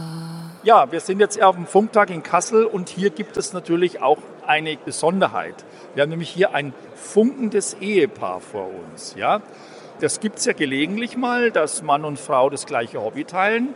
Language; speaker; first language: German; native; German